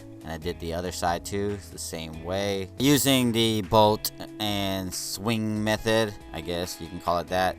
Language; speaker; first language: English; native; English